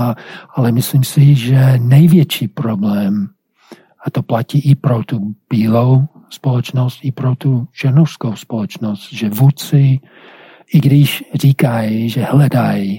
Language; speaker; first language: Czech; non-native, fluent; English